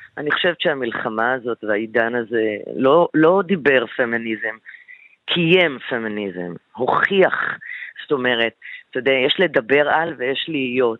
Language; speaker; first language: Hebrew; native; Hebrew